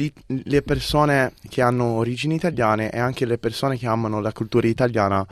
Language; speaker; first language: Italian; early bilingual, heritage; English